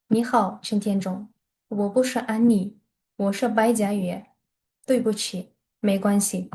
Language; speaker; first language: Chinese; non-native, fluent; Uzbek